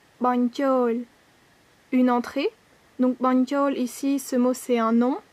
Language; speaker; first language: French; native; French